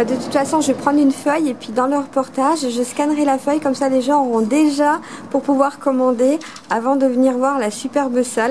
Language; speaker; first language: French; native; French